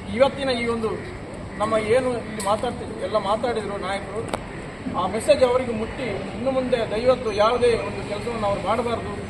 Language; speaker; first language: Kannada; non-native, local second language; Tulu